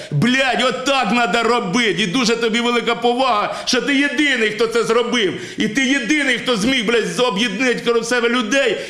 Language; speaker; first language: Ukrainian; non-native, local second language; Russian